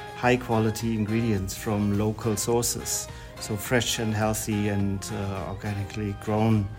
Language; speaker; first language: English; non-native, fluent; German